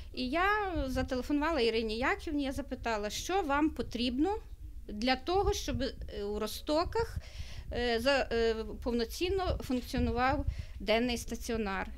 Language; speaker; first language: Ukrainian; native; Ukrainian